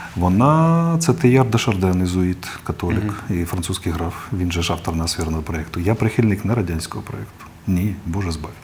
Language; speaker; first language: Ukrainian; non-native, local second language; Russian